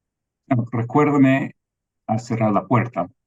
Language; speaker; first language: Spanish; non-native, fluent; English